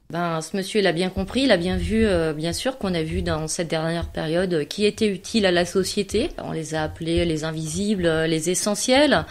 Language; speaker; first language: French; native; French